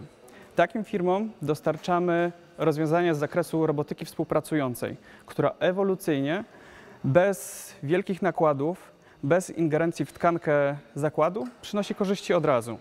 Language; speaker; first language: Polish; native; Polish